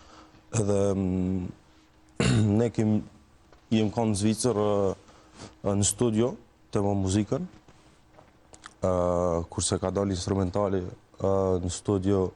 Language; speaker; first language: Albanian; early bilingual, heritage; Albanian